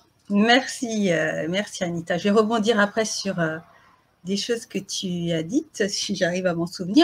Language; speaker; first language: French; native; French